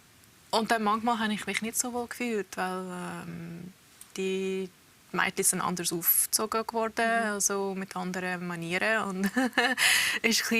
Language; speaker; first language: German; early bilingual, heritage; English